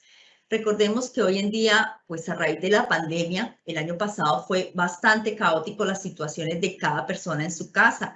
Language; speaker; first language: Spanish; native; Spanish